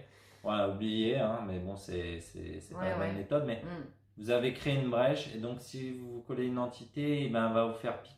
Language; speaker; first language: French; native; French